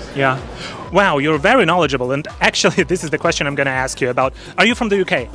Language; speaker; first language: English; non-native, fluent; Polish